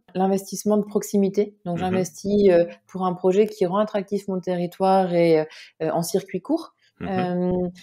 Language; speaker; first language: French; native; French